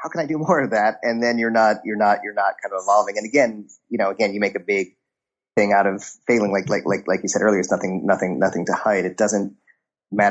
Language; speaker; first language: English; native; English